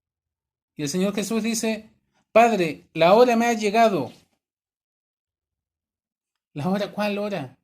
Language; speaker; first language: Spanish; native; Spanish